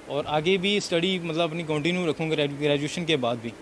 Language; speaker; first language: Hindi; native; Hindi